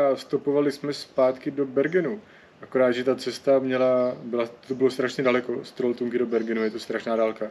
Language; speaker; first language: Czech; native; Czech